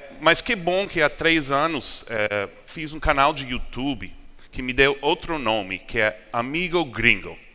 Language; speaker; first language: Portuguese; non-native, fluent; English